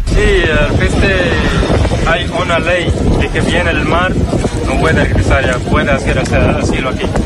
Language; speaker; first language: Spanish; non-native, learner; Arabic